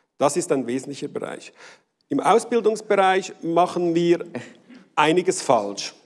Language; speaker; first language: German; native; German